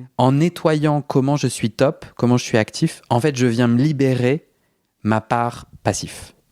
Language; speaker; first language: French; native; French